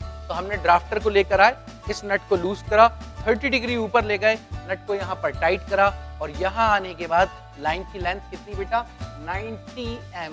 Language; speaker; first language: Hindi; native; Hindi